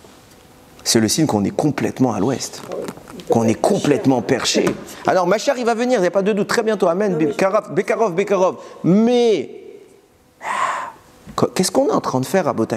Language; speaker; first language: French; native; French